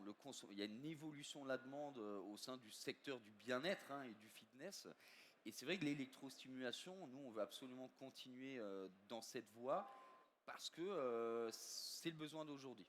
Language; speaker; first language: French; native; French